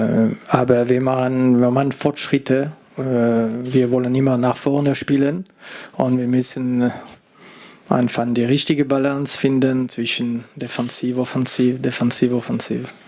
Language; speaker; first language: German; non-native, fluent; French